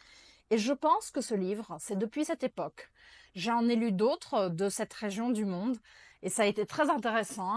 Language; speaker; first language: French; non-native, fluent; Portuguese